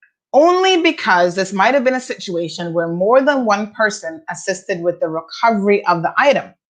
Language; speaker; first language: English; native; English